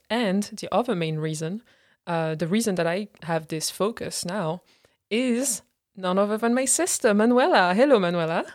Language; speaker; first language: English; non-native, fluent; French